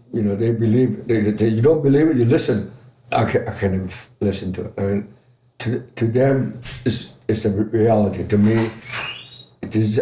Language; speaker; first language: English; non-native, fluent; Chinese